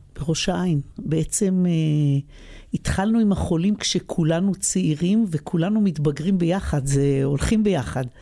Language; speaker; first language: Hebrew; native; Hebrew